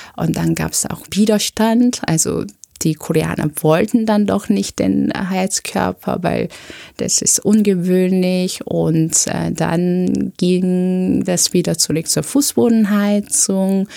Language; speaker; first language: German; non-native, fluent; Korean